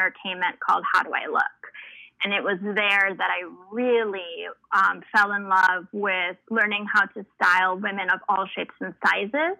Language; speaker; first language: English; early bilingual, other home language; Spanish